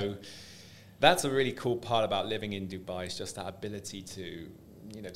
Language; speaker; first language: English; native; English